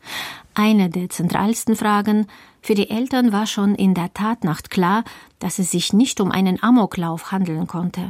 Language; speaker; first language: German; native; German